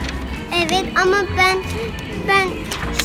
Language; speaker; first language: Turkish; early bilingual, heritage; Turkish